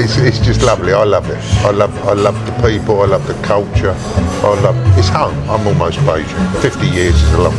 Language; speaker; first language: English; native; English